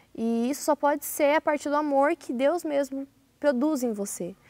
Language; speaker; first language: Portuguese; native; Portuguese